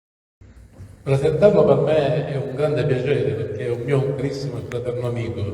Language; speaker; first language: Italian; native; Italian